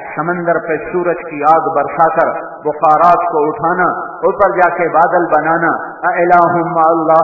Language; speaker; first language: Urdu; non-native, local second language; Punjabi